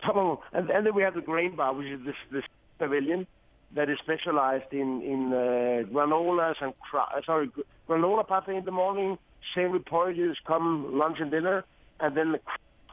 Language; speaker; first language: English; non-native, fluent; Danish